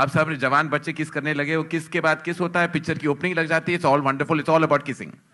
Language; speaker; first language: Hindi; native; Hindi